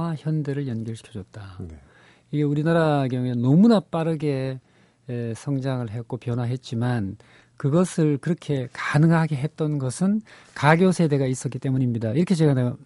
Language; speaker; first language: Korean; native; Korean